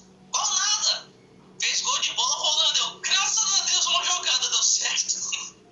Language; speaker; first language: Portuguese; native; Portuguese